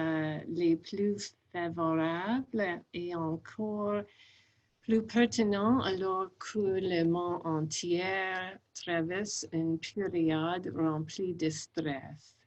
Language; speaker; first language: French; non-native, fluent; English